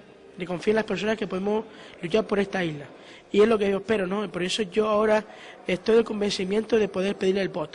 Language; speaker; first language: Spanish; native; Spanish